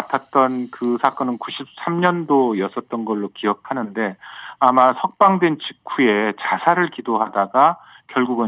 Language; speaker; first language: Korean; native; Korean